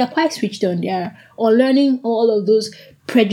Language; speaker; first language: English; non-native, local second language; Igbo